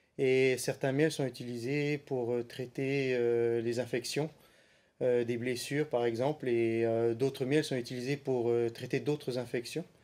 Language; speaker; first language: French; native; French